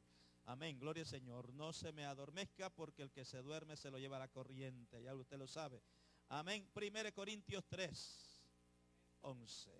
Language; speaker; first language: Spanish; native; Spanish